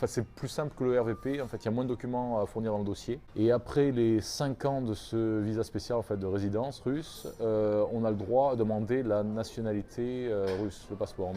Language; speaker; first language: French; native; French